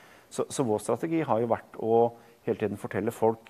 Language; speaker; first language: Norwegian; native; Norwegian